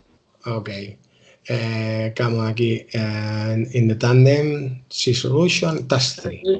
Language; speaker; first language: English; non-native, learner; Spanish